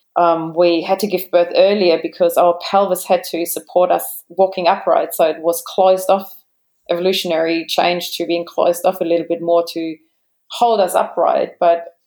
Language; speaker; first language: English; non-native, fluent; German